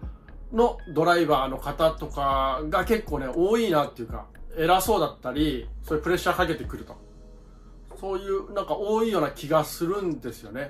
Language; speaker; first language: Japanese; native; Japanese